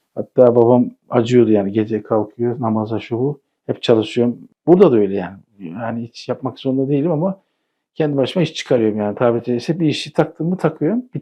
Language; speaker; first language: Turkish; native; Turkish